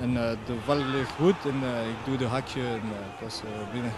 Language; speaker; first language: Dutch; non-native, learner; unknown